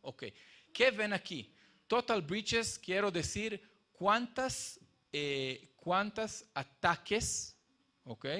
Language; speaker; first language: Spanish; non-native, fluent; Hebrew